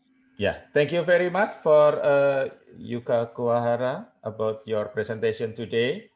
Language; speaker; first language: English; non-native, learner; Indonesian